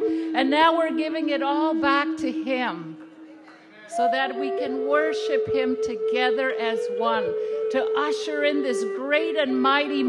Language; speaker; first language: English; non-native, fluent; Cree